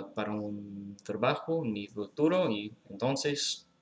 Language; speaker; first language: Spanish; non-native, fluent; English